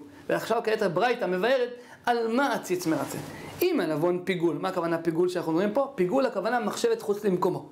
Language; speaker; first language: Hebrew; native; Hebrew